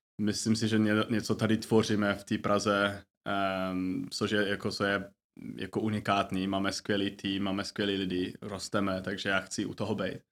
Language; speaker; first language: Czech; non-native, fluent; English